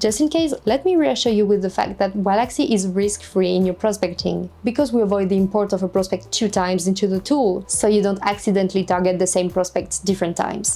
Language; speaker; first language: English; non-native, fluent; French